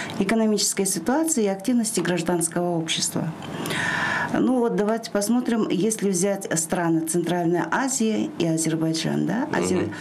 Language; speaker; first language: Russian; non-native, local second language; Kyrgyz